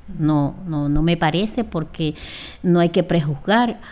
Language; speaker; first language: Spanish; native; Spanish